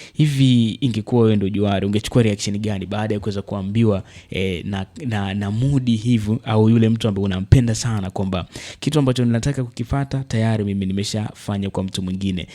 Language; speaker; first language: Swahili; native; Swahili